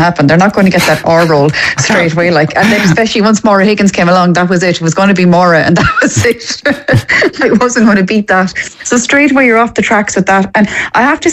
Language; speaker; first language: English; native; English